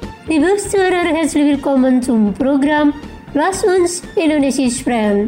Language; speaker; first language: German; non-native, fluent; Indonesian